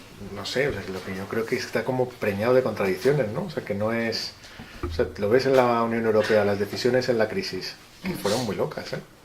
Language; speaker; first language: Spanish; native; Spanish